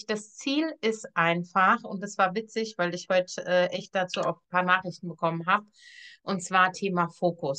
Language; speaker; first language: German; native; German